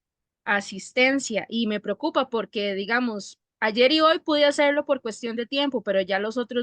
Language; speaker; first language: Spanish; native; Spanish